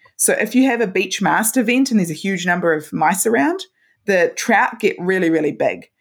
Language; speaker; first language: English; native; English